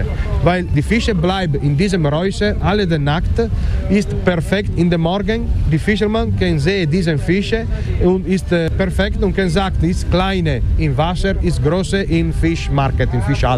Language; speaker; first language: German; non-native, learner; Italian